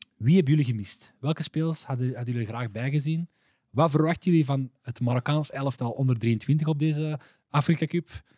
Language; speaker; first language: Dutch; early bilingual, other home language; Arabic